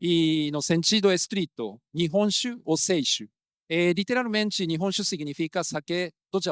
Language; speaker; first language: Portuguese; non-native, fluent; Japanese